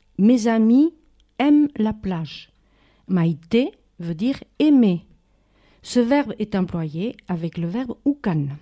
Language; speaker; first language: French; native; French